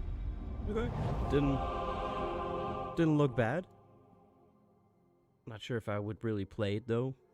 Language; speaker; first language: English; native; English